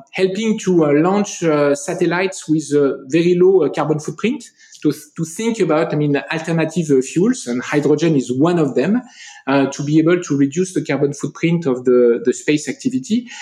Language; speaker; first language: English; non-native, fluent; French